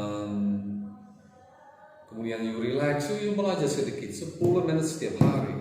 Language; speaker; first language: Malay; non-native, fluent; English